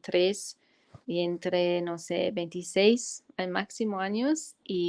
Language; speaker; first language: Spanish; non-native, fluent; German